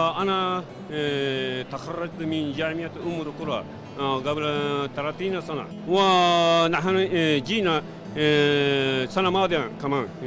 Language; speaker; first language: Arabic; non-native, learner; Japanese